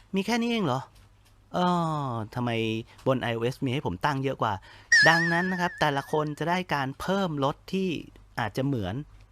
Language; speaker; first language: Thai; native; Thai